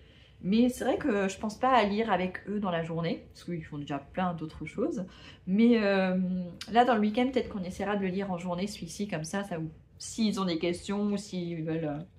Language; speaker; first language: French; native; French